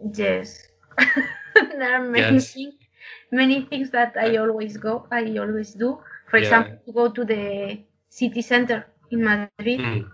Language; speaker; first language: English; non-native, learner; Spanish